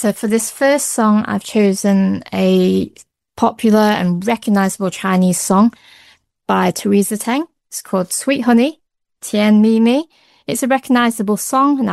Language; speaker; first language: English; native; English